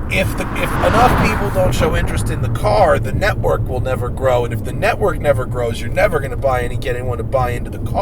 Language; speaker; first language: English; native; English